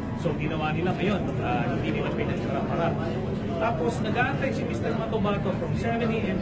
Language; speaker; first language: Filipino; native; Filipino